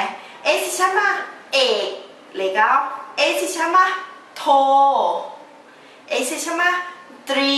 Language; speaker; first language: Portuguese; non-native, learner; Thai